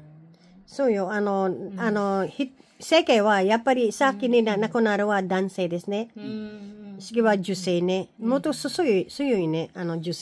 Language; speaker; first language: Japanese; non-native, learner; Filipino